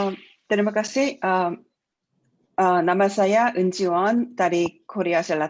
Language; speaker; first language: Indonesian; non-native, learner; Korean